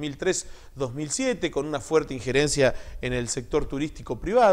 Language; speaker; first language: Spanish; native; Spanish